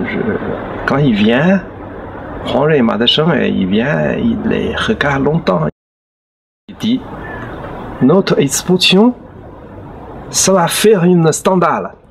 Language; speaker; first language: French; non-native, learner; Chinese